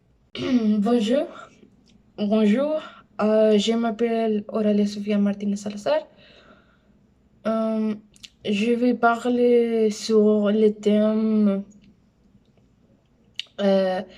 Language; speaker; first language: French; non-native, learner; Spanish